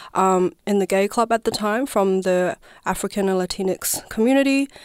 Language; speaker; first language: English; non-native, fluent; Chinese